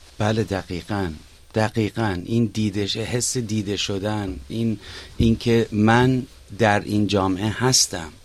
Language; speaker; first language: Persian; non-native, local second language; Arabic